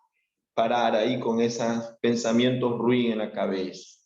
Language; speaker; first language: Portuguese; non-native, learner; Spanish